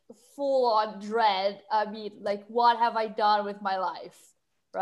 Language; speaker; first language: English; non-native, fluent; Portuguese